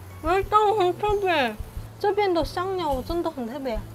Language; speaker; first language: Chinese; non-native, fluent; Korean